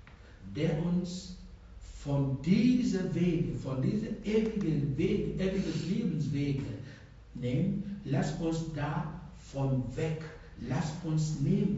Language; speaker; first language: German; non-native, fluent; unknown